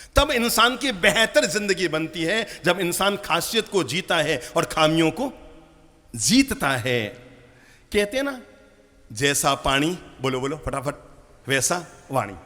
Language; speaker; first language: Hindi; native; Hindi